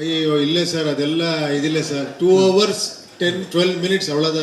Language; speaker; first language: Tamil; non-native, fluent; Kannada